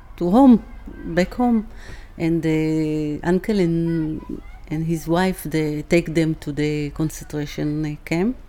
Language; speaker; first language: English; non-native, learner; Hebrew